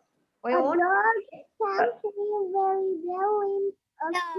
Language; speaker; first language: English; non-native, learner; Sinhala